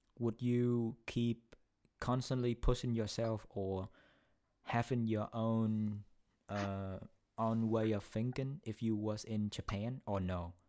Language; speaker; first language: English; non-native, fluent; Vietnamese